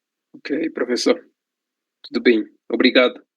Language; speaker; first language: Portuguese; non-native, learner; Spanish